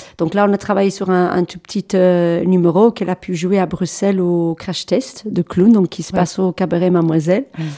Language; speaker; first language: French; non-native, fluent; English